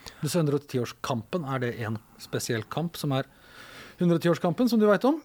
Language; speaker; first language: Norwegian; native; Norwegian